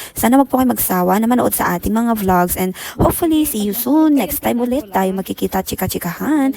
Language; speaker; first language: Filipino; non-native, local second language; Iloko